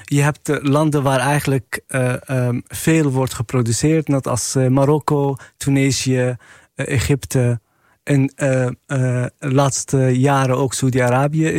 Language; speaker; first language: Dutch; non-native, fluent; Arabic